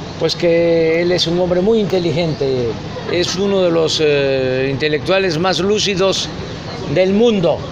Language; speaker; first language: Spanish; native; Spanish